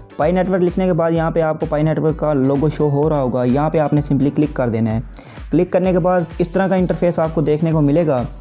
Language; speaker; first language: Urdu; native; Urdu